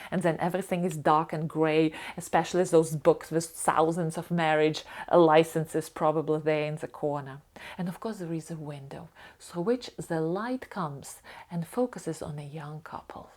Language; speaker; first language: English; non-native, fluent; Ukrainian